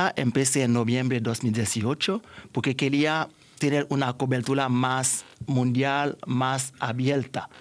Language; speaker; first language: Spanish; non-native, learner; Haitian Creole